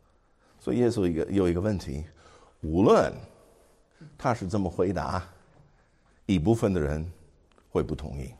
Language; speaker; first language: Chinese; non-native, fluent; English